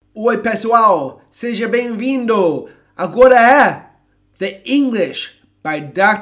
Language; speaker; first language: Portuguese; non-native, fluent; English